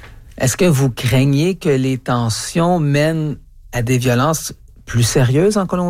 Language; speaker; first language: French; native; French